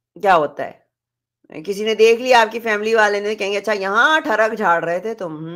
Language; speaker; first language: Urdu; native; Urdu